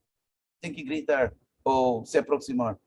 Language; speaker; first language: Portuguese; non-native, fluent; English